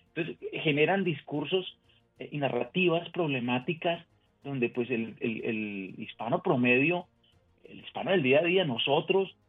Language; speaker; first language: Spanish; native; Spanish